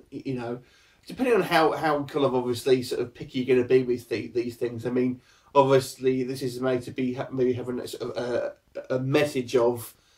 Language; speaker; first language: English; native; English